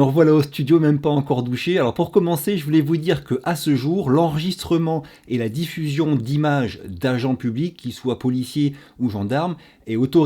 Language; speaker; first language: French; native; French